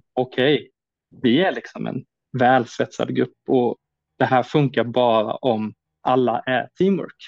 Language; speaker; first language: Swedish; native; Swedish